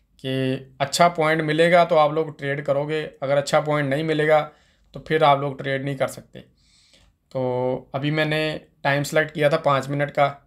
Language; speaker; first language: Urdu; non-native, local second language; Punjabi